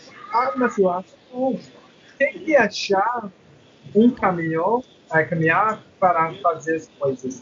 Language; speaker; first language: Portuguese; non-native, learner; English